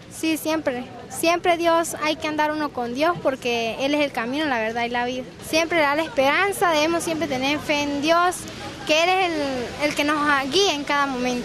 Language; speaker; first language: Spanish; native; Spanish